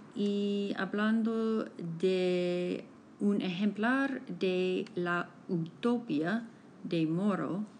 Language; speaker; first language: Spanish; non-native, fluent; English